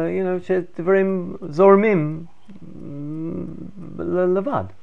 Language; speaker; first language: Hebrew; non-native, learner; English